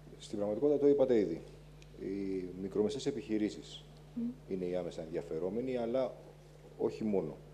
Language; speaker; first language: Greek; native; Greek